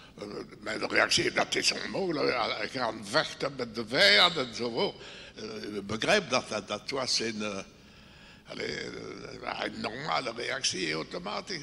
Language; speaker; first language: Dutch; non-native, local second language; French